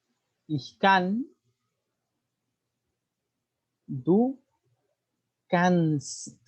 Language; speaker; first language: German; non-native, learner; Spanish